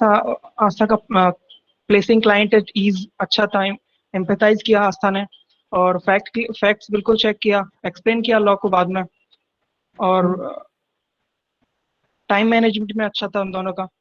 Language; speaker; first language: Hindi; native; Hindi